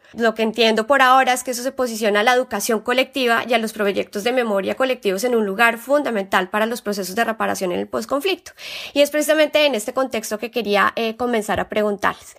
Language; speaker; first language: Spanish; native; Spanish